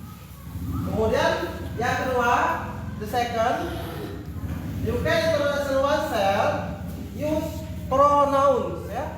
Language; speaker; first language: English; non-native, learner; Indonesian